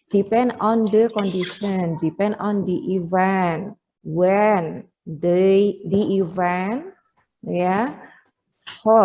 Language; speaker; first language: English; non-native, fluent; Indonesian